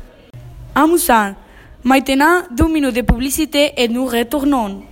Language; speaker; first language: French; non-native, learner; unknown